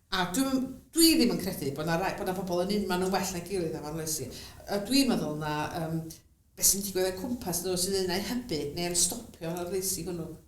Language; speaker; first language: Welsh; native; Welsh